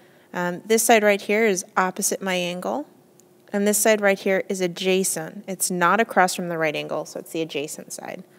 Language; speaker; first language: English; native; English